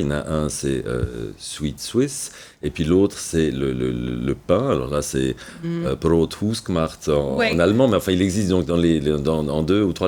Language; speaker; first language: French; native; French